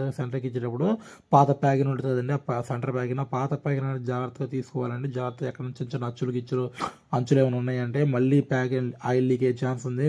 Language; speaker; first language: Telugu; non-native, local second language; Urdu